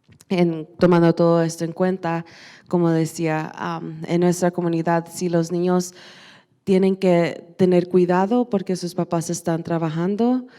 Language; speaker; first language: Spanish; early bilingual, heritage; Spanish